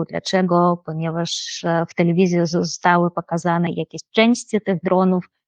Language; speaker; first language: Polish; non-native, fluent; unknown